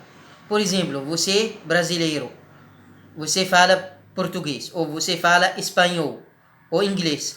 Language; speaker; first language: Portuguese; non-native, learner; Arabic